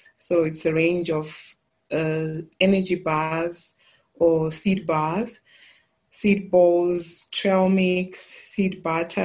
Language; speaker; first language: English; non-native, local second language; Shona